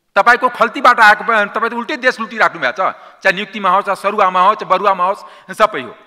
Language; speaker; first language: Nepali; non-native, local second language; Maithili